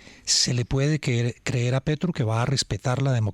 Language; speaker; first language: Spanish; native; Spanish